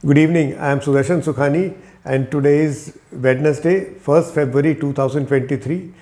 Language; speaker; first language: English; non-native, local second language; Hindi